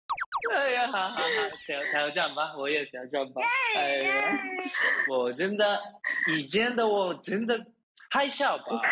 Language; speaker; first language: Chinese; non-native, learner; Japanese